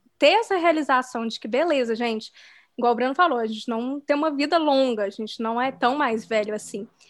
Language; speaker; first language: Portuguese; native; Portuguese